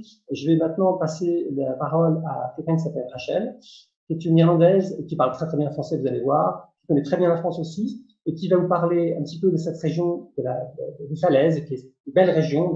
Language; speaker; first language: French; native; French